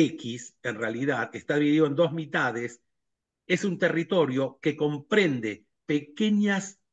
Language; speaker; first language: Spanish; native; Spanish